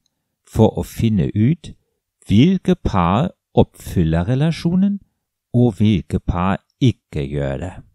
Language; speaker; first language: Norwegian; non-native, fluent; German